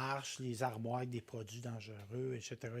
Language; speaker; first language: French; native; French